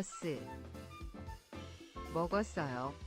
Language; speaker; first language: Korean; non-native, learner; English